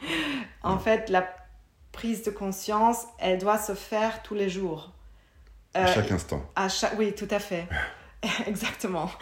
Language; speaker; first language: French; non-native, fluent; German